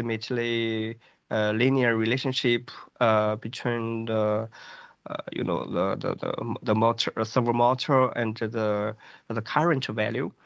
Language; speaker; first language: English; non-native, fluent; Chinese